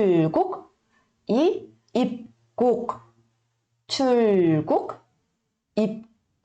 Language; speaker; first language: Korean; early bilingual, heritage; Korean